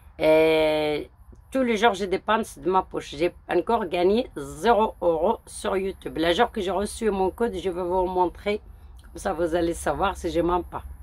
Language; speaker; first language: French; early bilingual, other home language; Arabic